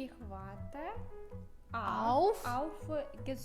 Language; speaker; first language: German; non-native, learner; Ukrainian